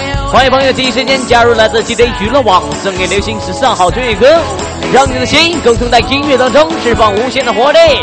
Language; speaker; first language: Chinese; native; Chinese